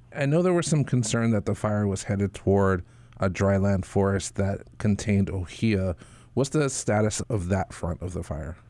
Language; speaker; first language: English; native; English